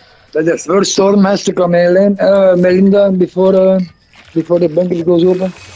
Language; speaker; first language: English; non-native, fluent; Dutch